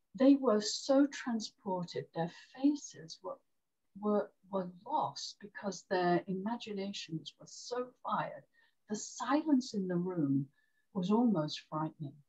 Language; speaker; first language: English; native; English